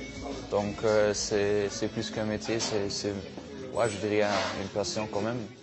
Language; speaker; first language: French; non-native, fluent; German